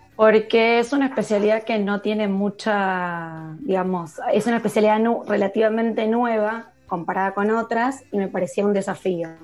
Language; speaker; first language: Spanish; native; Spanish